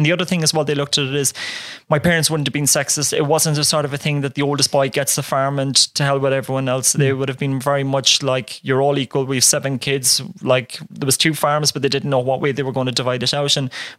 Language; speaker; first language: English; native; English